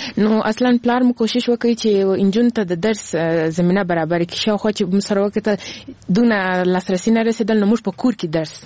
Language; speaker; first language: Pashto; early bilingual, heritage; Pashto